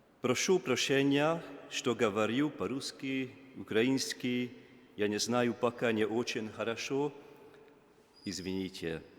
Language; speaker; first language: Russian; non-native, learner; Hungarian